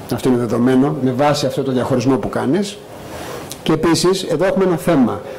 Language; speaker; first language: Greek; early bilingual, other home language; English